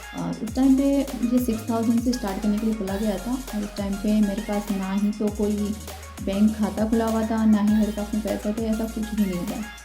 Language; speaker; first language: Hindi; non-native, local second language; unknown